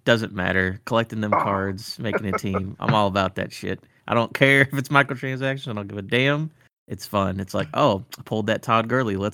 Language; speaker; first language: English; native; English